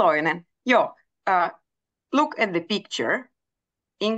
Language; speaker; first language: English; non-native, fluent; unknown